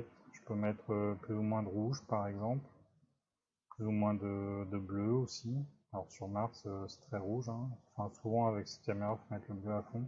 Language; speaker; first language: French; native; French